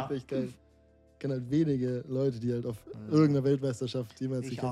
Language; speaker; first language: German; native; German